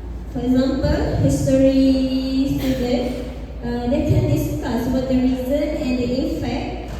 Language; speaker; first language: English; non-native, learner; Malay